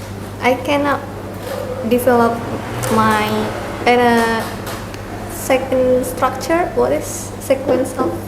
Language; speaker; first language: English; non-native, learner; Indonesian